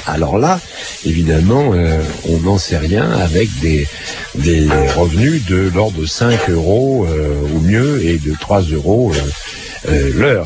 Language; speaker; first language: French; native; French